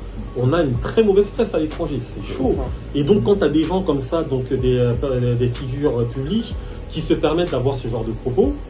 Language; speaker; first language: French; native; French